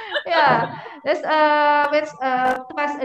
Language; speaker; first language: English; non-native, learner; Indonesian